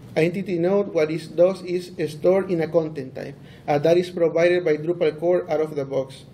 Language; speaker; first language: English; non-native, fluent; Spanish